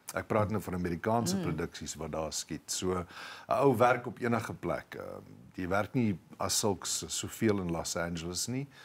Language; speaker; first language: Afrikaans; native; Afrikaans